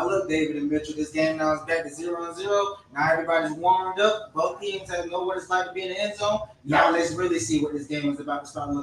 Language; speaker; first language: English; native; English